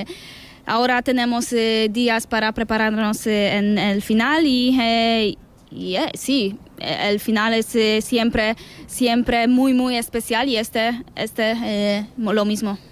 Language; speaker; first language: Spanish; non-native, learner; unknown